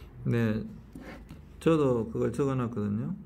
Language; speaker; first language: Korean; native; Korean